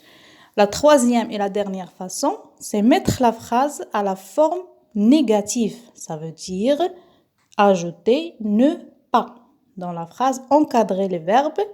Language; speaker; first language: French; non-native, local second language; Arabic